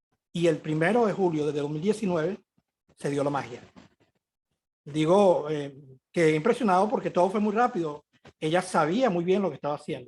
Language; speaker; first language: Spanish; native; Spanish